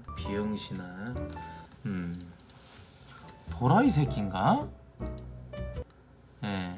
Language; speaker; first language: Korean; native; Korean